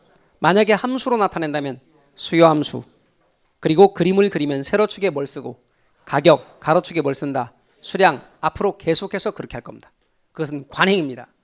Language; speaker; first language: Korean; native; Korean